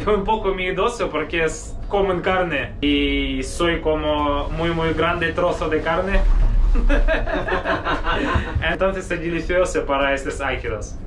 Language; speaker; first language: Spanish; non-native, learner; Russian